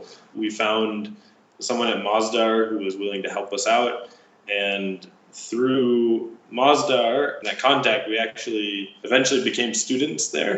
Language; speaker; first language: English; native; English